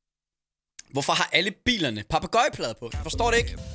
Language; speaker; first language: Danish; native; Danish